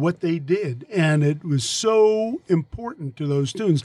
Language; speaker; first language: English; native; English